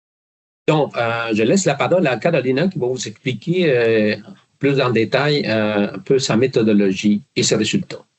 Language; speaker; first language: French; non-native, fluent; Spanish